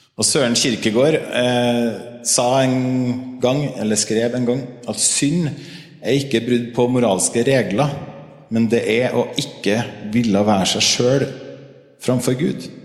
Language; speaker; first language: Norwegian; native; Norwegian